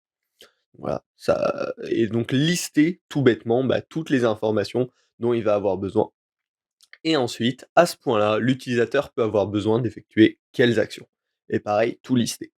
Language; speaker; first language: French; native; French